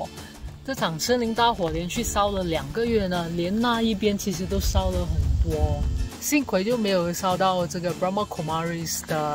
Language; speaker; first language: Chinese; native; Chinese